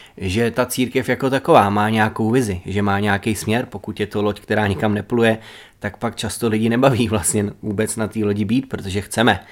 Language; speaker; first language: Czech; native; Czech